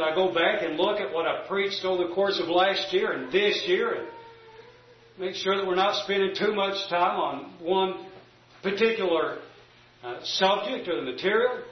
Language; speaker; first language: English; native; English